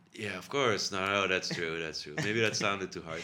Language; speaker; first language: English; non-native, fluent; Dutch